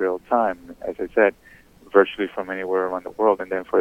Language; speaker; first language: English; early bilingual, other home language; Spanish